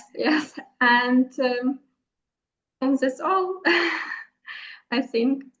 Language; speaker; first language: English; non-native, learner; Ukrainian